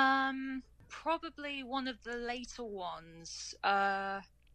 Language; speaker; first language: English; native; English